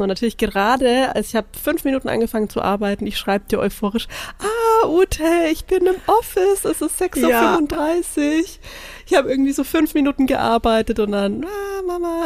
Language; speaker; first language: German; native; German